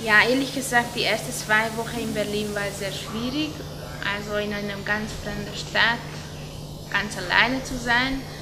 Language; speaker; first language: German; non-native, fluent; Hungarian